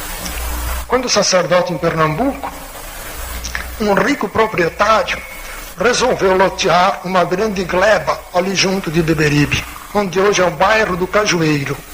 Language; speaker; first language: Portuguese; native; Portuguese